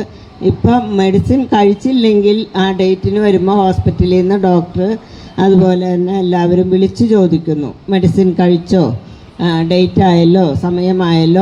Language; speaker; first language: Malayalam; native; Malayalam